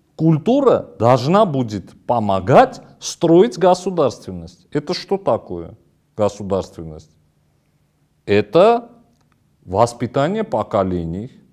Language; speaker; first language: Russian; non-native, local second language; Armenian